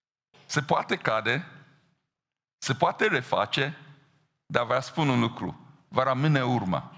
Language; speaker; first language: Romanian; non-native, fluent; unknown